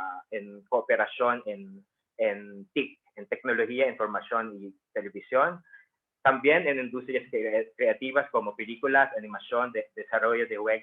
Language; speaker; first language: Spanish; non-native, fluent; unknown